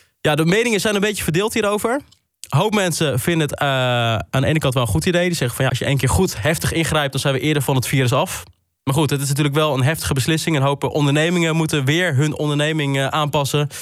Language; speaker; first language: Dutch; native; Dutch